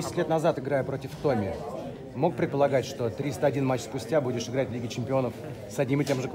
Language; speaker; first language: Russian; native; Russian